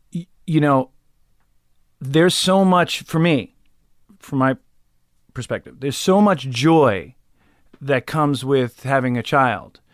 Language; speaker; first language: English; native; English